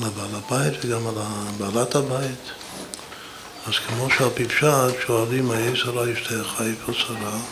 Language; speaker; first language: Hebrew; non-native, fluent; English